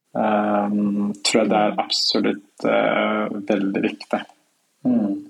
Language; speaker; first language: Norwegian; non-native, fluent; Kinyarwanda